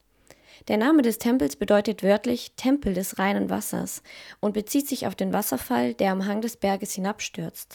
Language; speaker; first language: German; native; German